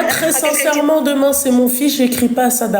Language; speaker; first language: French; native; French